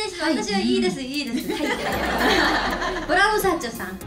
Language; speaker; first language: Japanese; non-native, learner; Korean